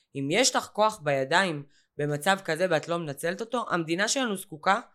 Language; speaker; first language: Hebrew; native; Hebrew